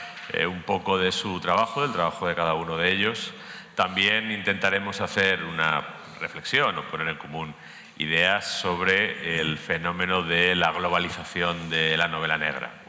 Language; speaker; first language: Spanish; native; Spanish